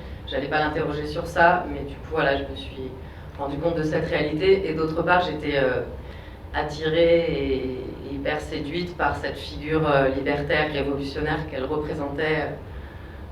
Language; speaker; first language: French; native; French